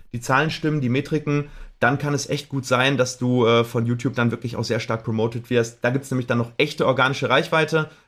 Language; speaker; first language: German; native; German